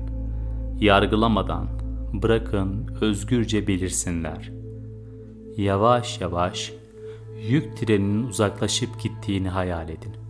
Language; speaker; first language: Turkish; native; Turkish